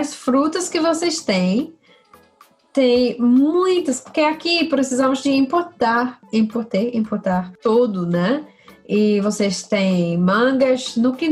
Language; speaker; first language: Portuguese; non-native, fluent; English